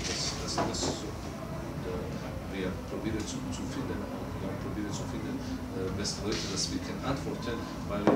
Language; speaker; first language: German; non-native, learner; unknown